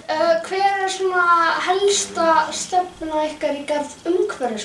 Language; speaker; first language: Icelandic; native; Icelandic